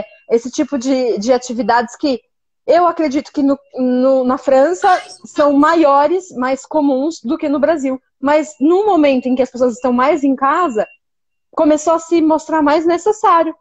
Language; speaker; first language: Portuguese; native; Portuguese